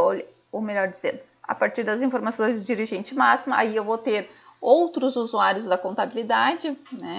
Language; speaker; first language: Portuguese; native; Portuguese